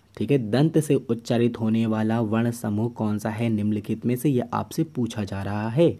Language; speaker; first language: Hindi; native; Hindi